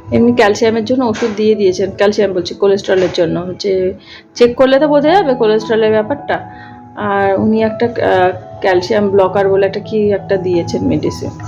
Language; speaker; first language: Bangla; native; Bangla